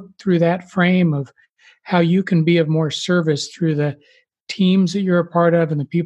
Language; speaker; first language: English; native; English